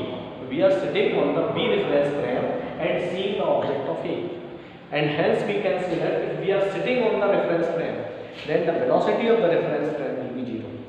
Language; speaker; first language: English; non-native, local second language; Hindi